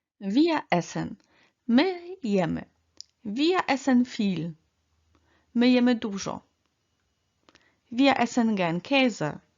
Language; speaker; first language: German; non-native, fluent; Polish